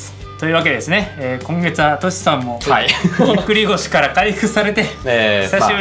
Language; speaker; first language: Japanese; native; Japanese